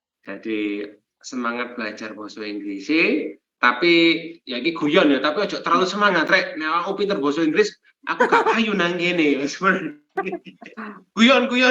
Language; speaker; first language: Indonesian; non-native, fluent; English